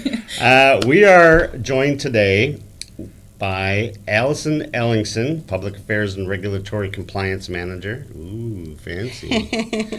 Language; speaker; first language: English; native; English